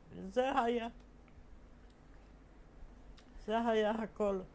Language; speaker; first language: Hebrew; non-native, fluent; Polish